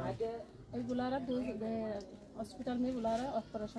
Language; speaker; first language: Hindi; non-native, local second language; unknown